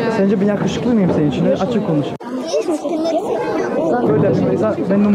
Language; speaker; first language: Turkish; early bilingual, heritage; Turkish